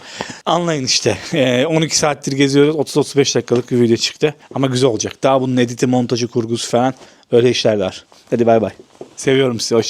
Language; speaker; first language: Turkish; native; Turkish